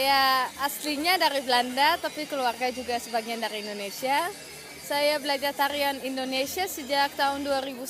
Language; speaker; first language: Indonesian; non-native, fluent; Dutch